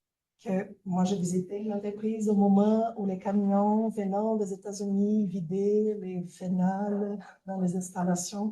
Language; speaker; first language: French; native; French